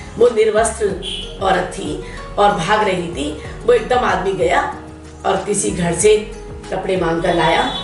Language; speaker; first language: Hindi; native; Hindi